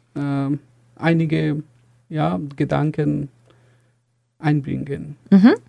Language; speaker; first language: German; non-native, fluent; Bangla